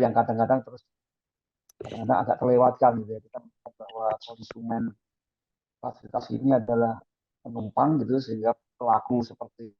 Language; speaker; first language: Indonesian; native; Indonesian